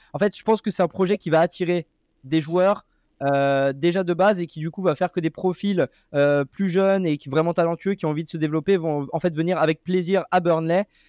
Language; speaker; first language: French; native; French